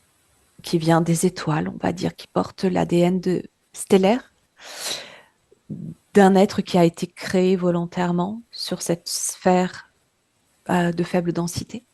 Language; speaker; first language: French; native; French